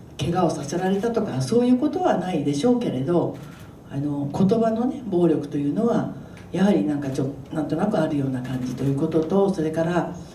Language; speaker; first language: Japanese; native; Japanese